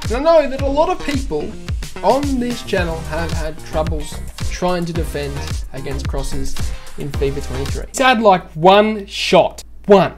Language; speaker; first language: English; native; English